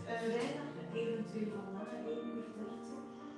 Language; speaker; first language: Dutch; native; Dutch